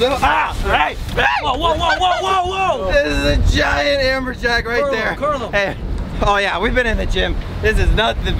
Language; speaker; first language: English; native; English